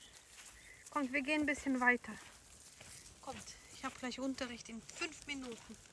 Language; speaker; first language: German; non-native, fluent; Ukrainian